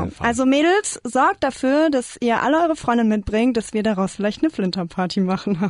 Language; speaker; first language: German; native; German